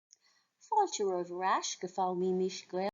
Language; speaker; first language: Irish; non-native, local second language; English